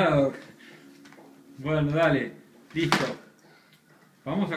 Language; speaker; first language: Spanish; native; Spanish